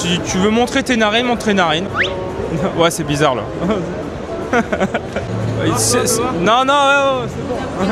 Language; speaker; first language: French; native; French